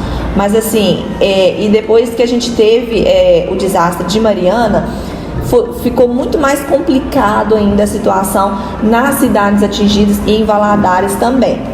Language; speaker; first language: Portuguese; native; Portuguese